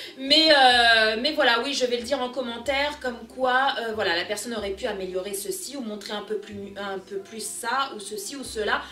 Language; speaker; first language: French; early bilingual, other home language; Portuguese